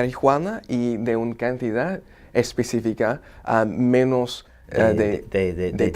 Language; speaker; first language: Spanish; non-native, fluent; English